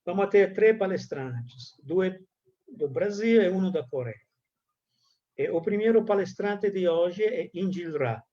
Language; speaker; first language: Portuguese; non-native, fluent; Italian